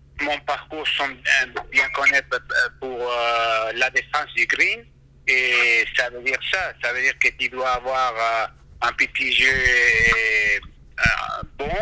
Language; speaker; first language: French; non-native, fluent; Spanish